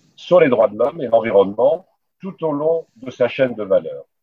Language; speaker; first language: French; native; French